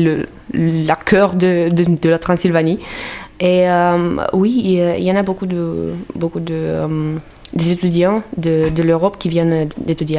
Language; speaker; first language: French; non-native, fluent; Romanian